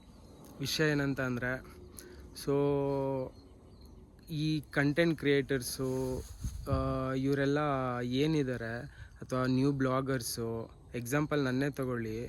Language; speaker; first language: Kannada; native; Kannada